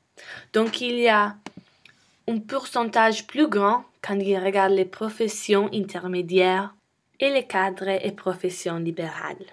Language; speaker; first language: French; non-native, learner; English